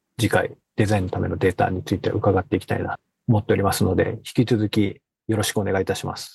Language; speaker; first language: Japanese; native; Japanese